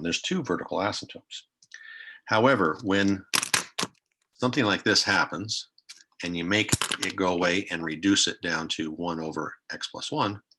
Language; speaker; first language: English; native; English